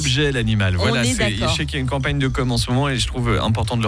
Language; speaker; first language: French; native; French